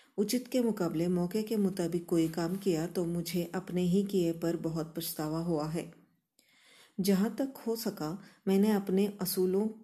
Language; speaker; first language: Hindi; non-native, local second language; Kannada